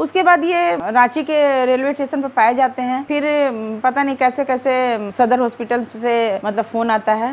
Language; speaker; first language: Hindi; native; Hindi